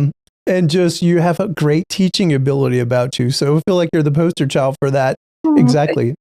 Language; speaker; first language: English; native; English